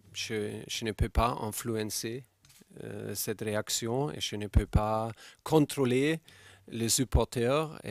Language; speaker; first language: French; non-native, fluent; German